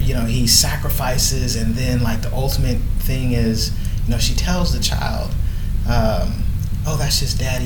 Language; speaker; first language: English; native; English